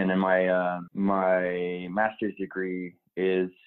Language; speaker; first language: English; non-native, fluent; Portuguese